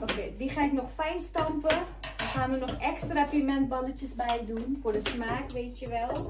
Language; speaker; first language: Dutch; native; Dutch